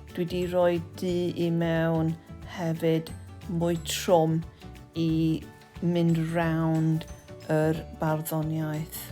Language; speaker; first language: Welsh; non-native, learner; English